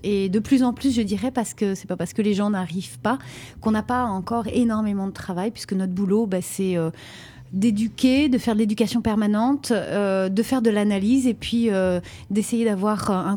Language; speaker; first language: French; native; French